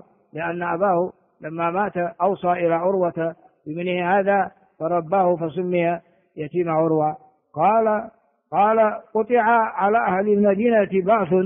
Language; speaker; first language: Arabic; non-native, fluent; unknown